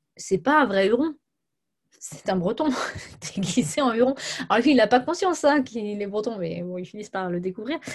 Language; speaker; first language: French; native; French